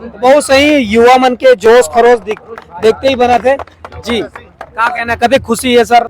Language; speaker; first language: Hindi; native; Hindi